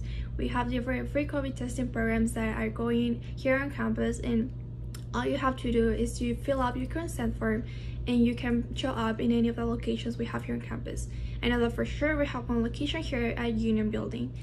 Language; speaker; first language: English; non-native, local second language; Spanish